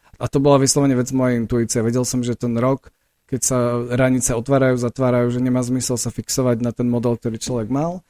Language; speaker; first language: Slovak; native; Slovak